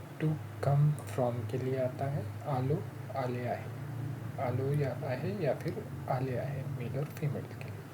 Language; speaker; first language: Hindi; non-native, local second language; Marathi